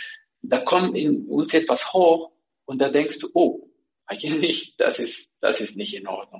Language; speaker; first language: German; non-native, fluent; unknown